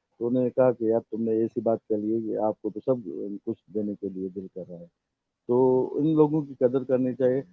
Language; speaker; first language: Urdu; non-native, local second language; Sindhi